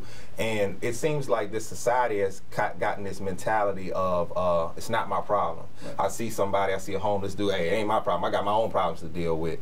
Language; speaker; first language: English; native; English